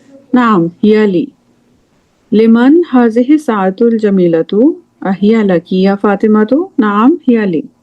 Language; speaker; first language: Arabic; non-native, fluent; English